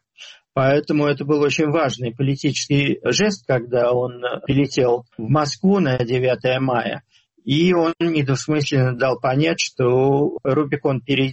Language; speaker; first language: Russian; native; Russian